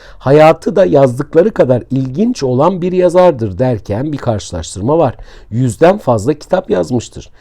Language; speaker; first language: Turkish; native; Turkish